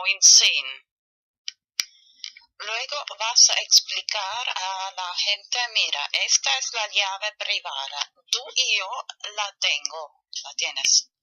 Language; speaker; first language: Spanish; non-native, fluent; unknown